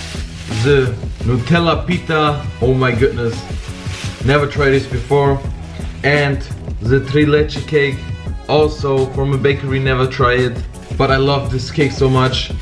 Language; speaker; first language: English; non-native, learner; Bosnian